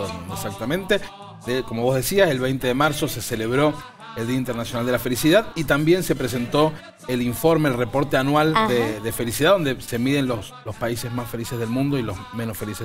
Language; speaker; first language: Spanish; native; Spanish